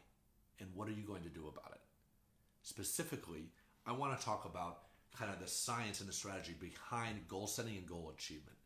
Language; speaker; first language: English; native; English